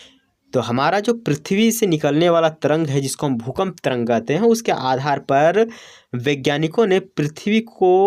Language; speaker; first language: Hindi; native; Hindi